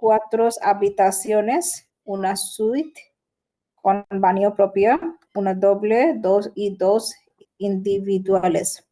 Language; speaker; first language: Spanish; non-native, learner; Bangla